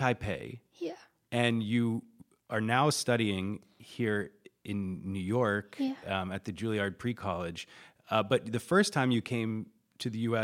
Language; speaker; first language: English; native; English